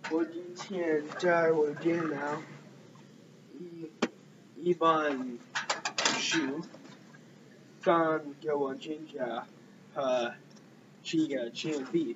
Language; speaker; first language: Chinese; non-native, learner; English